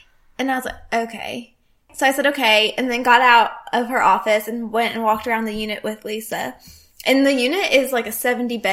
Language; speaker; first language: English; native; English